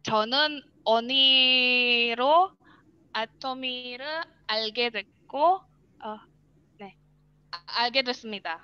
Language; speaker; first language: Korean; non-native, learner; Indonesian